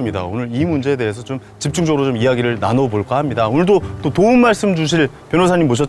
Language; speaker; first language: Korean; native; Korean